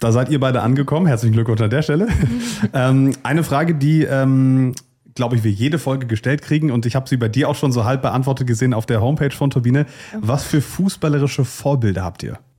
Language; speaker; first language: German; native; German